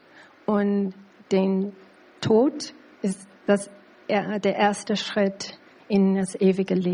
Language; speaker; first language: German; non-native, learner; English